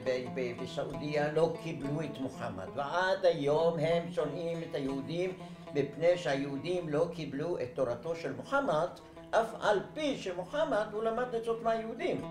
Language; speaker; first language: Hebrew; non-native, fluent; Arabic